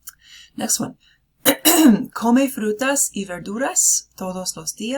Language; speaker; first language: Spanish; non-native, fluent; English